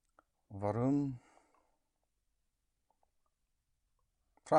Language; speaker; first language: German; non-native, learner; English